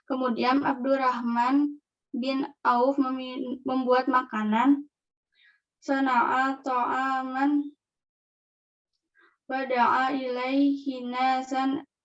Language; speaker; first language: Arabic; non-native, learner; Indonesian